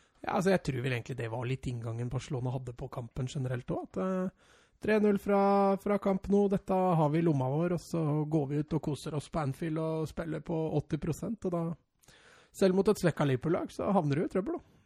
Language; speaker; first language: Norwegian; native; Norwegian